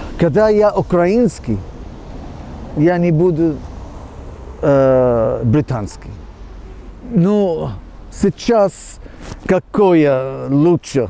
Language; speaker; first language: Ukrainian; non-native, learner; English